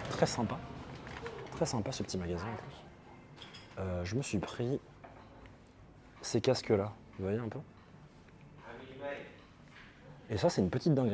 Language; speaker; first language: French; native; French